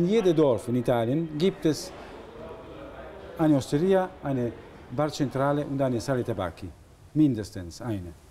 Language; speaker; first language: German; non-native, fluent; Italian